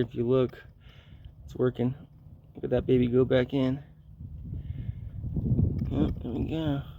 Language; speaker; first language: English; native; English